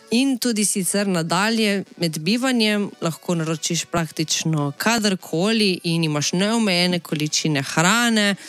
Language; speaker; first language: Slovenian; native; Slovenian